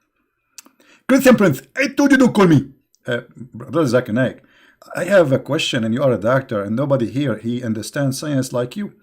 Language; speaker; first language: English; non-native, fluent; Arabic